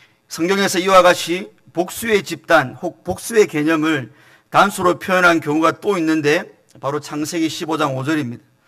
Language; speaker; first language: Korean; native; Korean